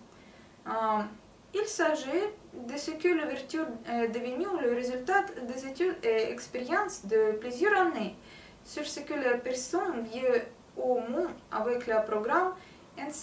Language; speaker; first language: French; non-native, learner; Russian